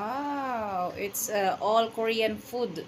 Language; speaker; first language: English; non-native, local second language; Filipino